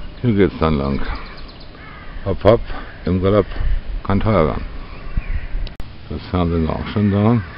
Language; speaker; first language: German; native; German